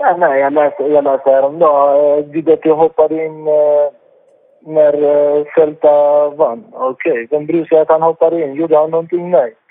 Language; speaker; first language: Swedish; non-native, fluent; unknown